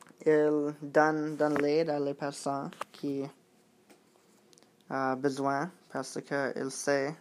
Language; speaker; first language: French; non-native, learner; English